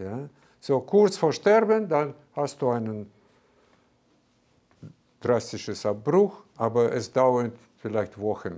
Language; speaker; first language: German; non-native, fluent; Russian